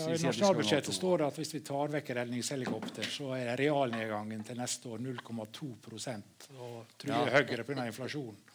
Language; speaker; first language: Norwegian; native; Norwegian